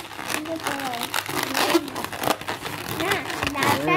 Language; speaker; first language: Indonesian; native; Indonesian